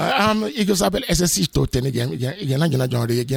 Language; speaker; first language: Hungarian; non-native, fluent; Yoruba